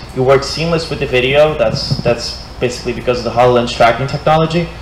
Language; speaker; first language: English; non-native, fluent; Portuguese